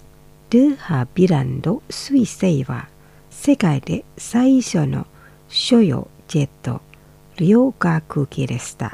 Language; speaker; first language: Japanese; non-native, fluent; Indonesian